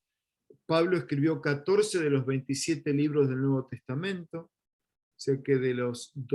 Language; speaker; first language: Spanish; native; Spanish